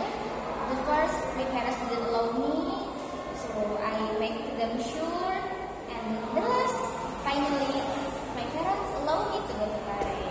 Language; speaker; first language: English; non-native, learner; Indonesian